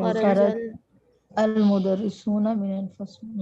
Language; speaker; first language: Arabic; non-native, learner; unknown